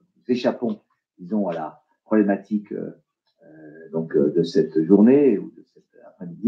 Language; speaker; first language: French; native; French